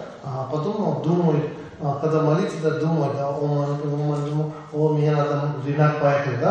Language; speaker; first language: Russian; non-native, learner; Tibetan